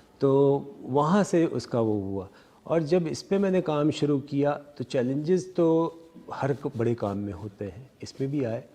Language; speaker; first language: Urdu; native; Urdu